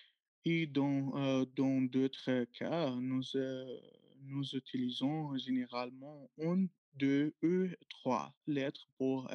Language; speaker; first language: French; non-native, learner; Arabic